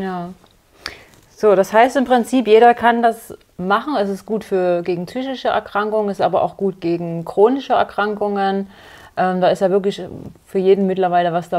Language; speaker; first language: German; native; German